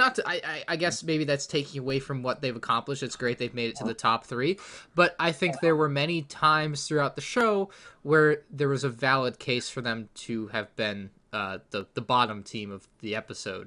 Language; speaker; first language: English; native; English